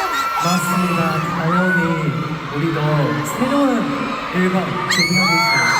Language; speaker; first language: Korean; non-native, fluent; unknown